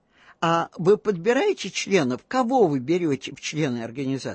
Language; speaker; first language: Russian; native; Russian